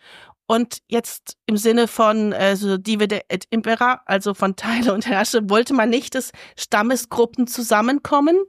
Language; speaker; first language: German; native; German